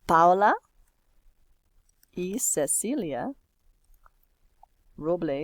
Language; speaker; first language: Spanish; non-native, fluent; English